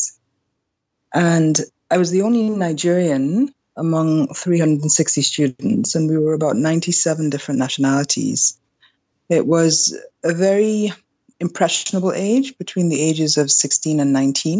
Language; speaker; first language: English; non-native, local second language; German